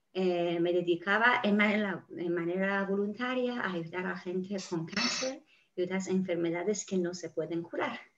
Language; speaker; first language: Spanish; non-native, fluent; Persian